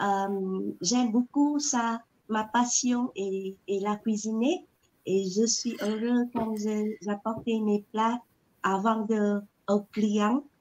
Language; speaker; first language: French; non-native, learner; Vietnamese